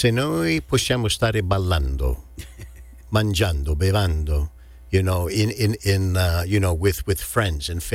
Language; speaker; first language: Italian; early bilingual, heritage; English